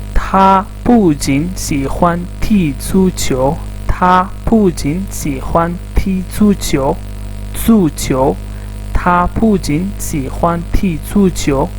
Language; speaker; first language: Chinese; non-native, fluent; Urdu